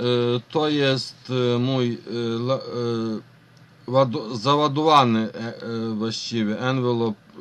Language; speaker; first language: Polish; non-native, fluent; Ukrainian